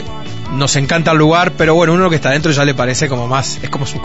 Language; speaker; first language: Spanish; native; Spanish